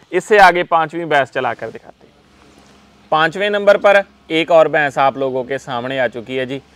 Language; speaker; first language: Hindi; non-native, local second language; Punjabi